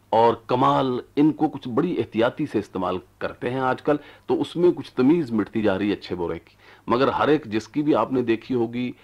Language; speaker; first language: Urdu; non-native, local second language; Punjabi